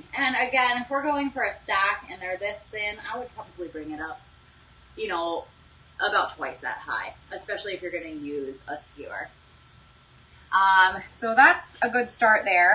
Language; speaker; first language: English; native; English